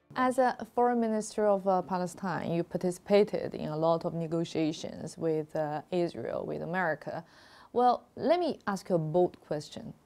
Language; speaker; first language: English; non-native, fluent; Chinese